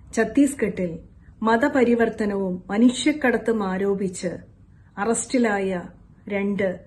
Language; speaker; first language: Malayalam; native; Malayalam